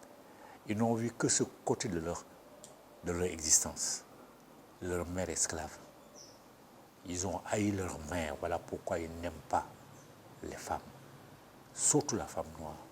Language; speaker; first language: French; non-native, local second language; Bambara